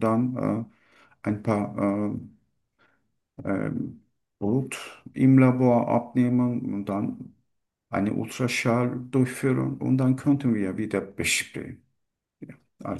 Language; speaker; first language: German; non-native, learner; Turkish